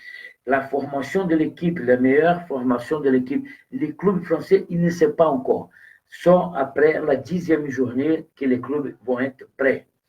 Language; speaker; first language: French; non-native, fluent; Portuguese